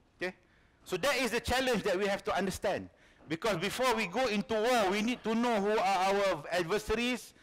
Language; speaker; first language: English; non-native, local second language; Malay